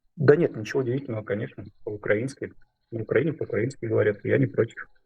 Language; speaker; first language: Russian; native; Russian